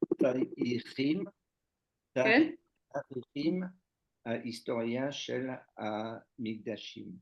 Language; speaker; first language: Hebrew; non-native, learner; French